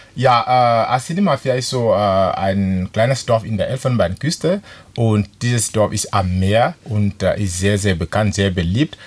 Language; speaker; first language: German; non-native, fluent; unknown